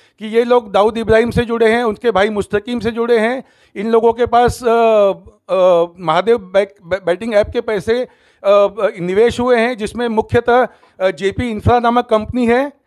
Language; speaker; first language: Hindi; native; Hindi